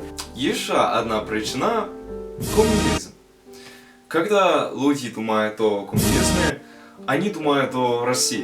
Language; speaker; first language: Russian; non-native, learner; English